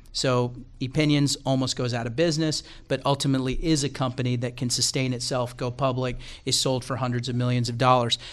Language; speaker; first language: English; native; English